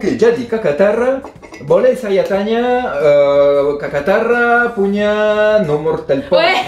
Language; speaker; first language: Indonesian; non-native, fluent; French